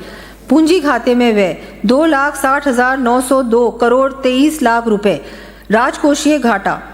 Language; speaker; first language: Hindi; native; Hindi